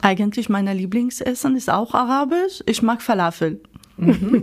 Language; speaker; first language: German; non-native, fluent; Arabic